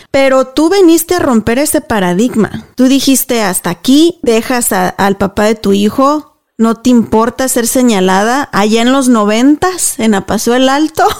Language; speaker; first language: Spanish; native; Spanish